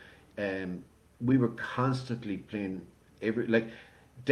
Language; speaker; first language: English; native; English